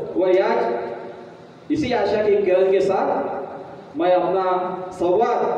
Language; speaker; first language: Hindi; non-native, local second language; Marathi